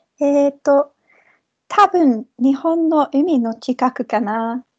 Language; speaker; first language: Japanese; non-native, fluent; English